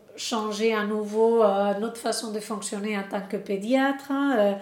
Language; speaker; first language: French; non-native, fluent; Spanish